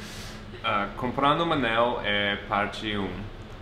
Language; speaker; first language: Portuguese; non-native, fluent; English